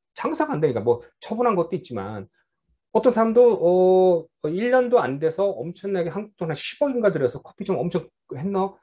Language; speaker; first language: Korean; native; Korean